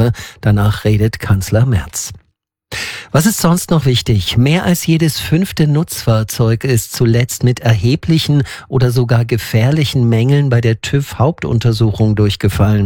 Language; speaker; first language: German; native; German